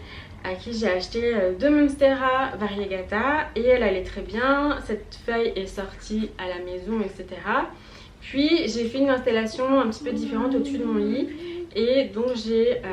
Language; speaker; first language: French; native; French